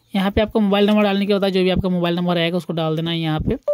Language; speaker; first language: Hindi; non-native, local second language; Bangla